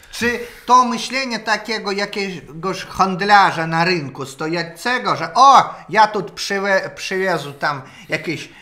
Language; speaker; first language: Polish; non-native, learner; Russian